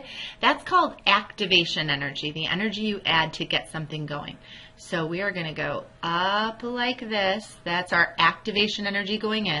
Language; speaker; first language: English; native; English